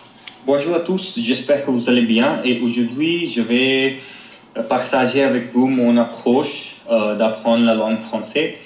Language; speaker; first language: French; non-native, learner; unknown